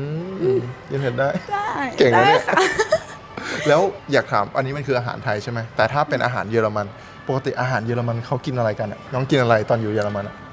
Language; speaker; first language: Thai; native; Thai